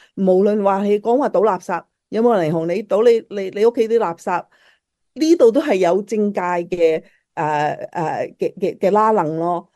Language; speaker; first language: Cantonese; native; Cantonese